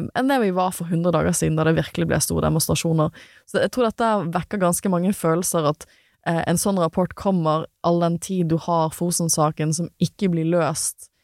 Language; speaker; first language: Norwegian; native; Norwegian